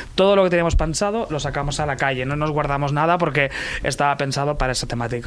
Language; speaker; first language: Spanish; native; Spanish